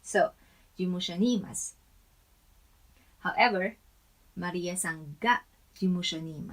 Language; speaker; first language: Japanese; non-native, learner; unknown